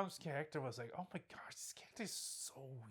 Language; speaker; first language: English; non-native, fluent; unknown